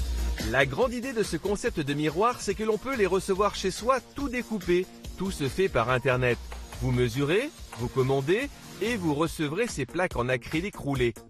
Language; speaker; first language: French; native; French